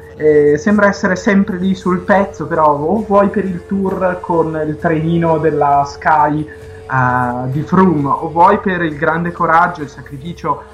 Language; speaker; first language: Italian; native; Italian